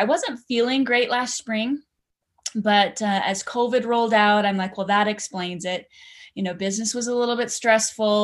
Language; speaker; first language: English; native; English